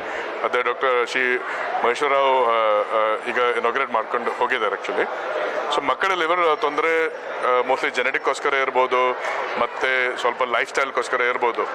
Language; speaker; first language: Kannada; non-native, local second language; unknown